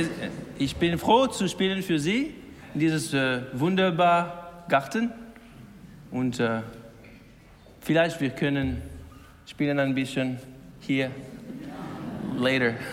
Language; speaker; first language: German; non-native, learner; English